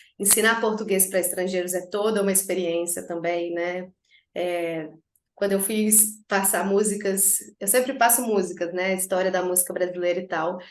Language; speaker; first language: Portuguese; native; Portuguese